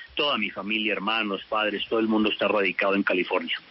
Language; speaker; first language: Spanish; early bilingual, heritage; Spanish